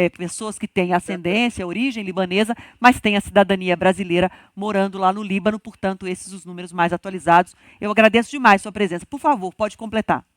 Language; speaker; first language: Portuguese; native; Portuguese